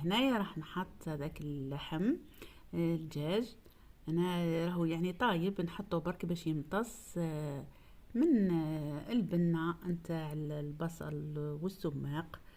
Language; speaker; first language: Arabic; native; Arabic